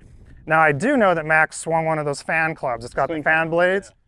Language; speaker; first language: English; native; English